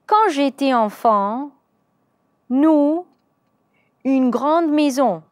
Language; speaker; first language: French; non-native, learner; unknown